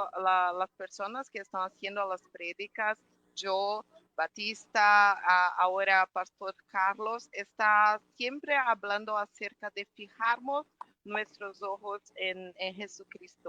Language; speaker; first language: Spanish; non-native, fluent; Portuguese